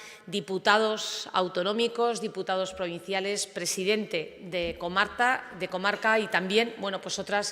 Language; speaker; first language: Spanish; native; Spanish